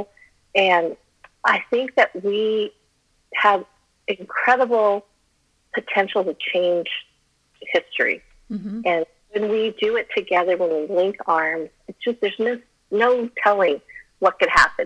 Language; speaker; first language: English; early bilingual, other home language; Chinese